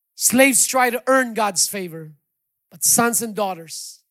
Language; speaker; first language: English; non-native, local second language; Hiligaynon